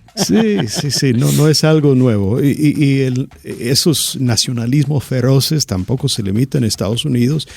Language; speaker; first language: Spanish; non-native, fluent; English